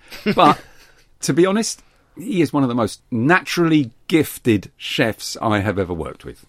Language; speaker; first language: English; native; English